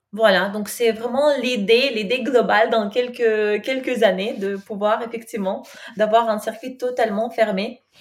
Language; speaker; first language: French; non-native, fluent; Russian